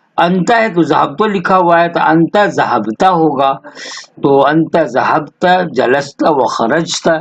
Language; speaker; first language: Urdu; native; Urdu